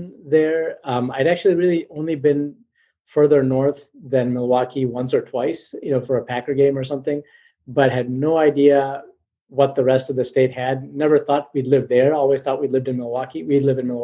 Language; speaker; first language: English; native; English